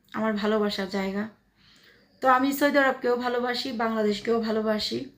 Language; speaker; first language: Bangla; native; Bangla